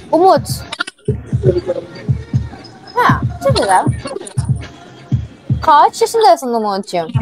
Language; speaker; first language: Turkish; non-native, learner; Indonesian